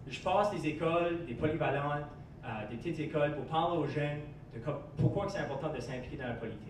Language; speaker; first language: French; non-native, local second language; English